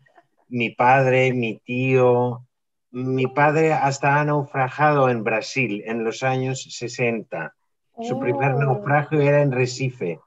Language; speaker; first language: Spanish; non-native, fluent; Greek